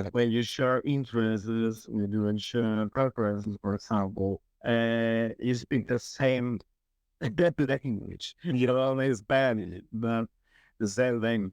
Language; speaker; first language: English; non-native, learner; Spanish